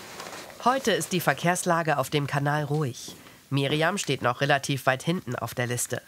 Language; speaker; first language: German; native; German